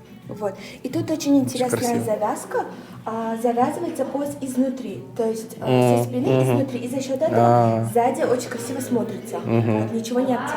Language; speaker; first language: Russian; native; Russian